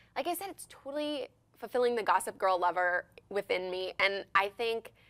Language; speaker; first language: English; native; English